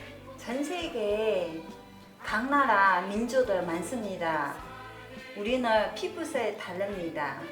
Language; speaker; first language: Korean; non-native, learner; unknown